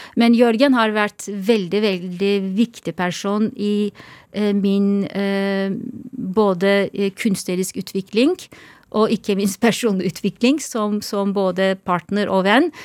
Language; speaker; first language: Norwegian; non-native, fluent; Turkish